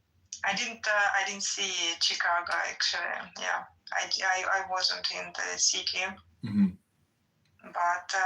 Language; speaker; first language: English; non-native, learner; Russian